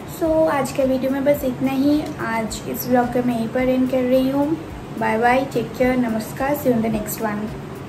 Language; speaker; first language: Hindi; non-native, local second language; Bangla